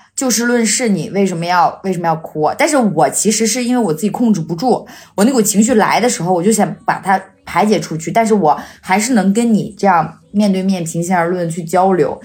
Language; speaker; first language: Chinese; native; Chinese